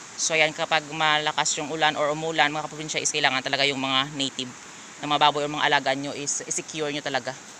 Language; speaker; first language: Filipino; non-native, local second language; Hiligaynon